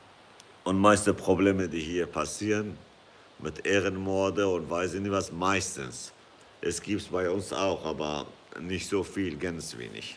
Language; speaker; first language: German; non-native, fluent; Kurdish